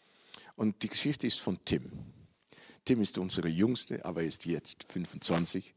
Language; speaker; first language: German; non-native, learner; Dutch